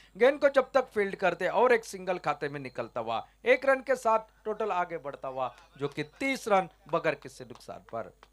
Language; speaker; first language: Hindi; non-native, local second language; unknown